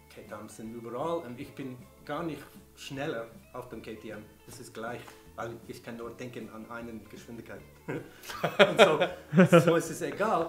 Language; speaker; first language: German; non-native, learner; English